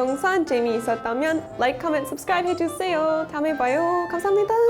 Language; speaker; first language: Korean; non-native, learner; English